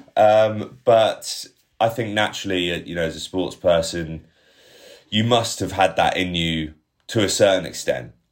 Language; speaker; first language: English; native; English